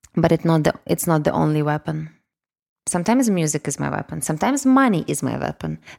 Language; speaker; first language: English; non-native, fluent; Russian